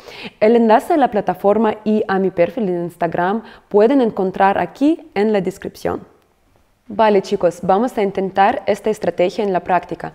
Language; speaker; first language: Spanish; non-native, fluent; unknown